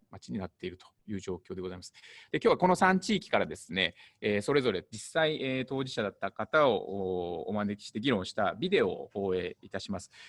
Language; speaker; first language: Japanese; native; Japanese